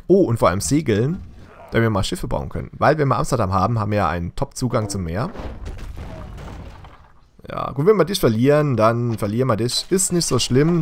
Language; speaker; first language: German; native; German